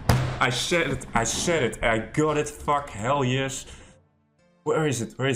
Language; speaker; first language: English; non-native, fluent; Dutch